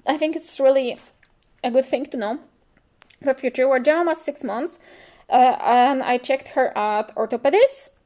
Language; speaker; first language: English; non-native, fluent; Polish